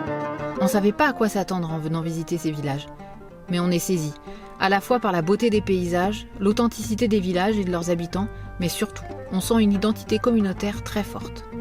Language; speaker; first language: French; native; French